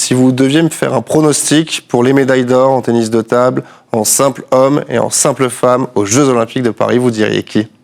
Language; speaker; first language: French; native; French